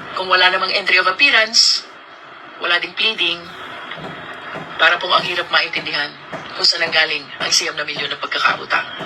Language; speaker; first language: Filipino; native; Filipino